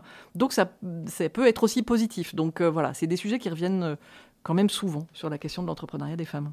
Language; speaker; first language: French; native; French